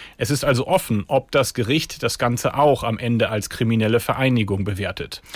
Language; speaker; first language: German; native; German